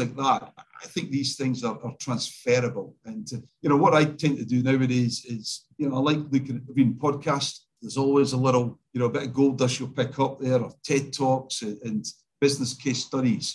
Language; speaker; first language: English; native; English